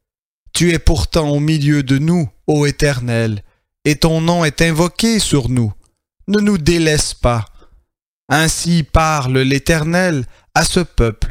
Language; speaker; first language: French; native; French